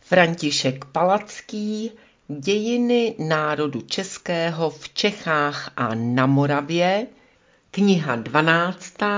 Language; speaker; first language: Czech; native; Czech